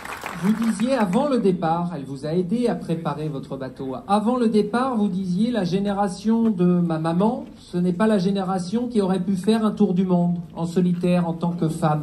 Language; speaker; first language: French; native; French